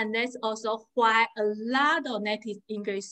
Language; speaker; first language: English; non-native, fluent; Chinese